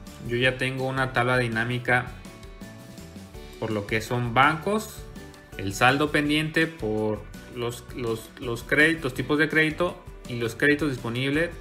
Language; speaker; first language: Spanish; native; Spanish